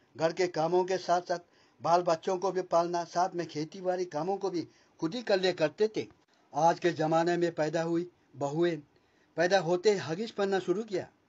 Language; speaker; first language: Hindi; non-native, local second language; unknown